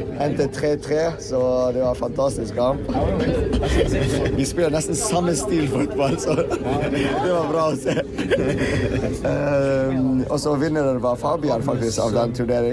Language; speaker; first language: Norwegian; non-native, fluent; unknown